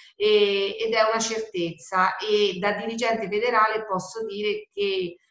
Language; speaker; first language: Italian; native; Italian